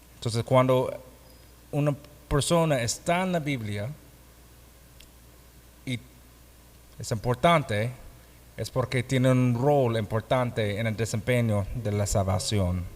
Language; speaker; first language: Spanish; non-native, fluent; English